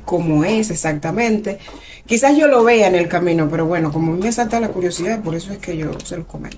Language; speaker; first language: Spanish; native; Spanish